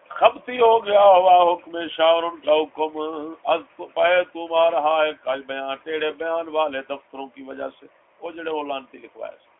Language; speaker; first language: Urdu; non-native, local second language; Punjabi